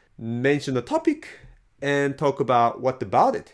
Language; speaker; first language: English; non-native, fluent; Japanese